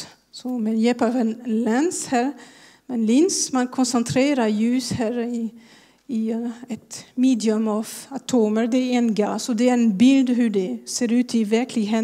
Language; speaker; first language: Swedish; non-native, fluent; French